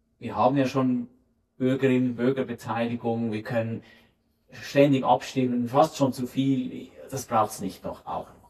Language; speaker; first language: German; native; German